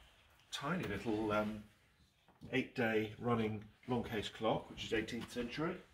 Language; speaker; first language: English; native; English